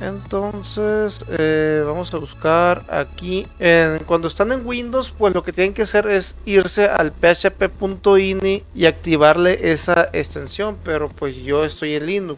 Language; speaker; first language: Spanish; native; Spanish